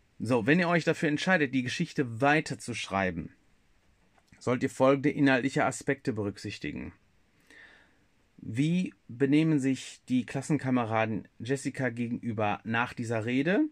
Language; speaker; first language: German; native; German